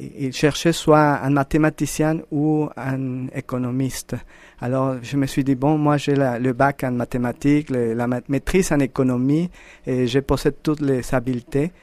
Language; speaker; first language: French; non-native, fluent; Spanish